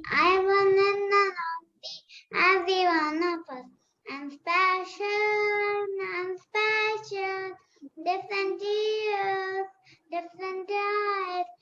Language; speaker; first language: English; non-native, learner; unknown